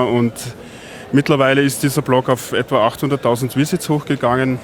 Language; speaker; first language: German; native; German